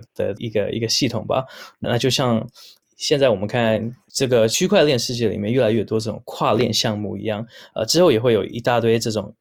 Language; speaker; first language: Chinese; early bilingual, heritage; Chinese